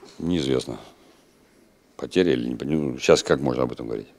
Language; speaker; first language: Russian; native; Russian